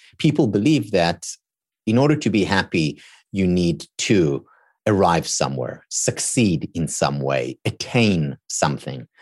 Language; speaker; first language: English; non-native, fluent; Hebrew